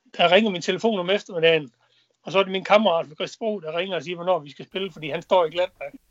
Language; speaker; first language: Danish; native; Danish